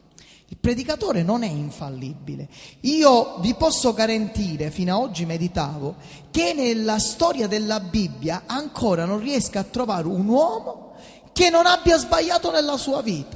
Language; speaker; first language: Italian; native; Italian